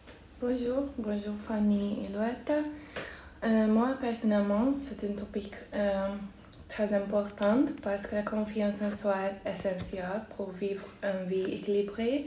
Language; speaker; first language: French; non-native, fluent; Hungarian